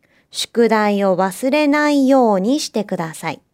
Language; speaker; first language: Japanese; native; Japanese